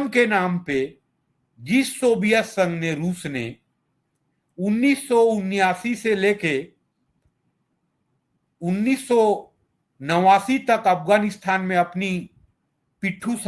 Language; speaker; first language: Hindi; native; Hindi